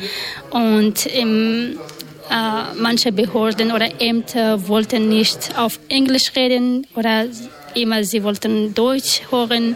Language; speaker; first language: German; non-native, learner; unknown